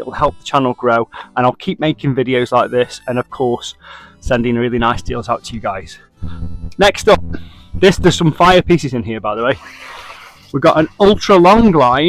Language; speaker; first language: English; native; English